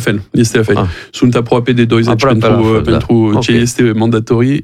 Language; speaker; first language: Romanian; non-native, fluent; French